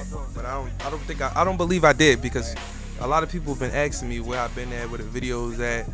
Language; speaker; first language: English; native; English